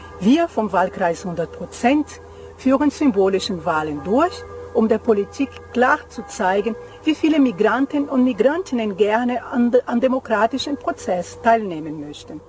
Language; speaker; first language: German; non-native, fluent; Portuguese